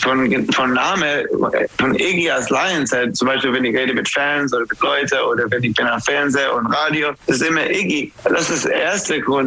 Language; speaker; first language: German; non-native, learner; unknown